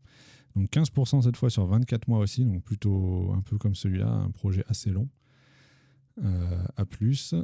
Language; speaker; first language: French; native; French